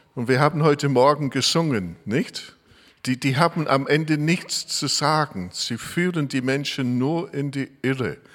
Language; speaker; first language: German; non-native, fluent; English